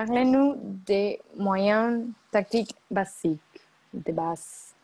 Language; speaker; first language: French; non-native, learner; Spanish